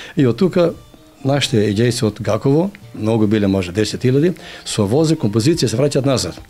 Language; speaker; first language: Macedonian; native; Macedonian